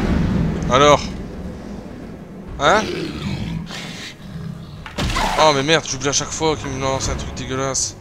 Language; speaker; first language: French; native; French